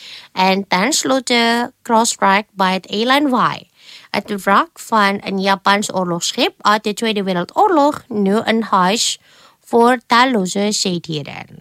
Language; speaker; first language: Dutch; non-native, fluent; Indonesian